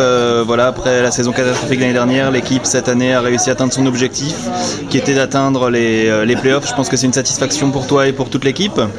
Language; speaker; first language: French; native; French